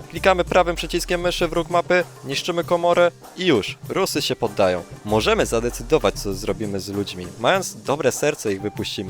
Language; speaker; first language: Polish; native; Polish